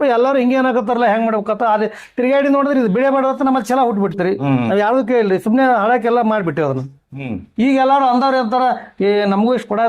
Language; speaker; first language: Kannada; native; Kannada